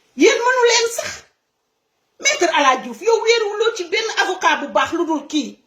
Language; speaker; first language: Wolof; non-native, local second language; Serer